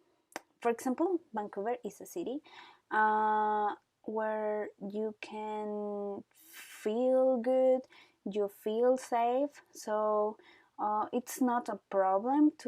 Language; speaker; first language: English; non-native, learner; Spanish